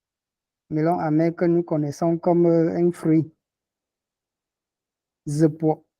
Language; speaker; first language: French; non-native, local second language; Ghomala